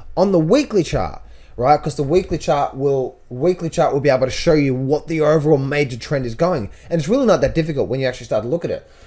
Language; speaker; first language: English; native; English